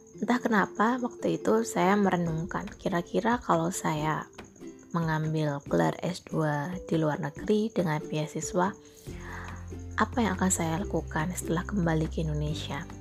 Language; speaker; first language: Indonesian; native; Indonesian